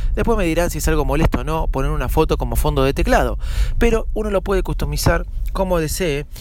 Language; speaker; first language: Spanish; native; Spanish